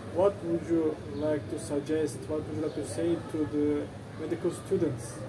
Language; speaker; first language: English; non-native, learner; Turkish